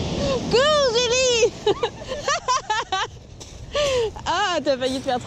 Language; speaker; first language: French; native; French